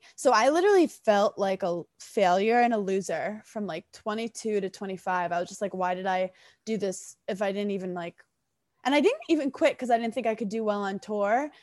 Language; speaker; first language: English; native; English